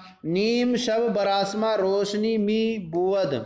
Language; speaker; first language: Persian; non-native, fluent; Urdu